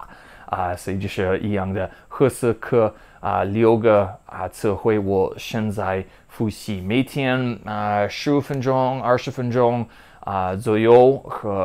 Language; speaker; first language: Chinese; non-native, learner; English